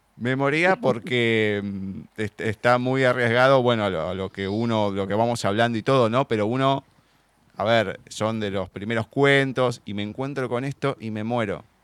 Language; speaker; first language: Spanish; native; Spanish